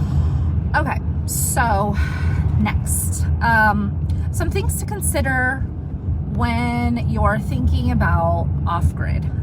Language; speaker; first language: English; native; English